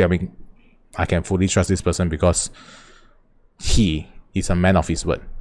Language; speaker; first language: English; non-native, local second language; Chinese